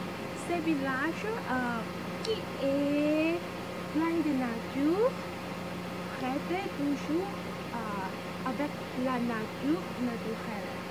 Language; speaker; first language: French; non-native, learner; Thai